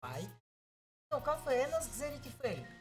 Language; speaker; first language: Greek; non-native, learner; Russian